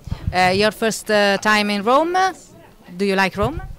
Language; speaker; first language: English; non-native, learner; Italian